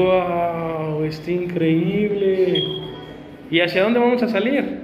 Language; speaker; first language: Spanish; native; Spanish